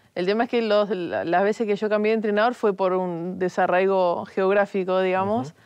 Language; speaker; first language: Spanish; native; Spanish